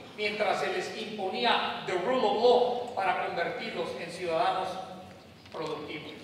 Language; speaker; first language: Spanish; native; Spanish